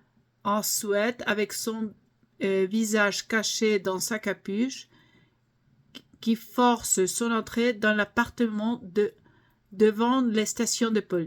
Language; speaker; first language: French; non-native, fluent; English